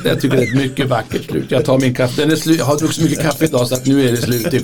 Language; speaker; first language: Swedish; native; Swedish